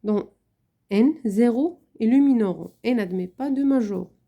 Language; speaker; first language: French; non-native, local second language; Arabic